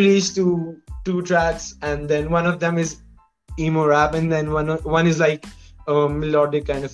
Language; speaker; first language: English; non-native, local second language; Hindi